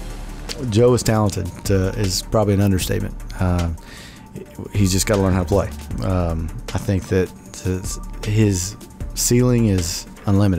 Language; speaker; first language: English; native; English